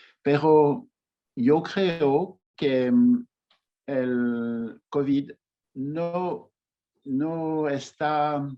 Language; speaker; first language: Spanish; non-native, fluent; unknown